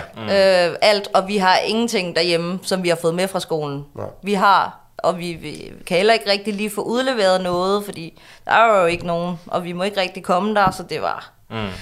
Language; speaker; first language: Danish; native; Danish